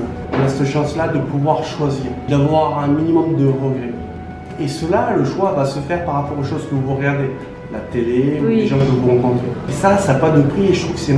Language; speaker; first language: French; early bilingual, other home language; Korean